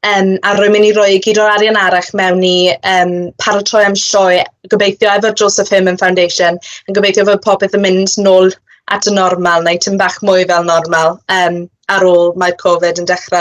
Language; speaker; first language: Welsh; non-native, local second language; English